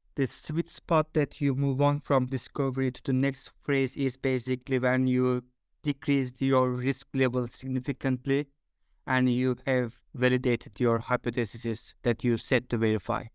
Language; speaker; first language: English; non-native, fluent; Turkish